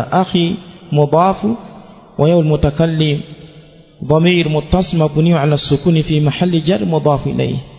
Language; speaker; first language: Arabic; non-native, fluent; Swahili